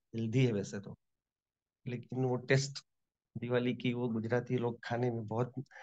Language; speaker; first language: Hindi; non-native, local second language; Gujarati